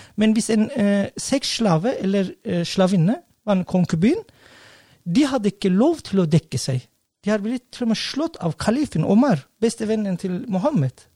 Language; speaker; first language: Norwegian; non-native, fluent; Turkish